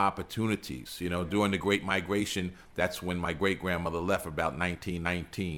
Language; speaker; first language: English; native; English